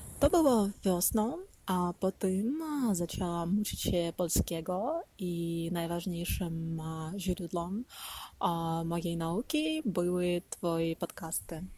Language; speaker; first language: Polish; non-native, learner; Ukrainian